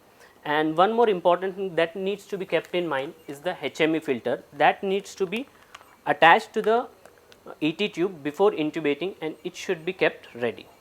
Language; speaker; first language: English; non-native, local second language; Malayalam